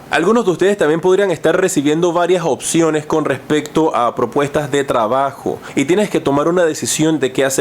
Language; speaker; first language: Spanish; native; Spanish